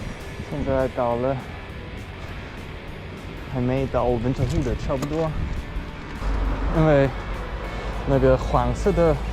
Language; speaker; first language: Chinese; non-native, fluent; German